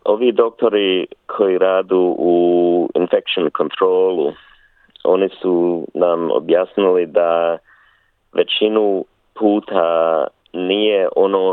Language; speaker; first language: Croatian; early bilingual, heritage; Bosnian